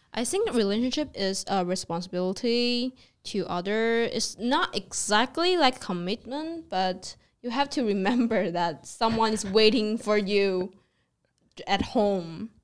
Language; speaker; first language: English; non-native, fluent; Chinese